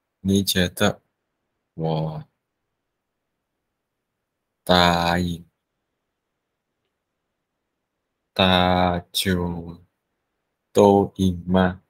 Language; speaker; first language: Chinese; non-native, learner; Vietnamese